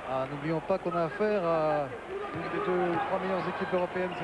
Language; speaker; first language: French; native; French